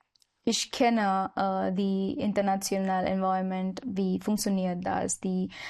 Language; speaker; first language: German; non-native, learner; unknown